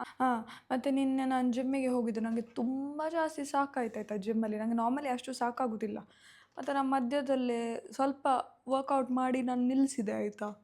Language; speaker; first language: Kannada; non-native, local second language; Tulu